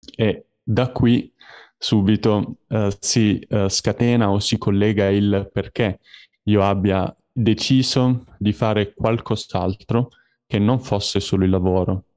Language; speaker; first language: Italian; native; Italian